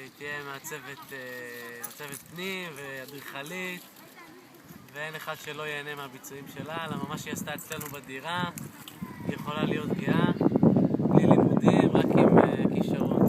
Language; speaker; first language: Hebrew; native; Hebrew